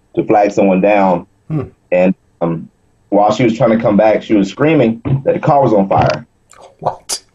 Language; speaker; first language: English; native; English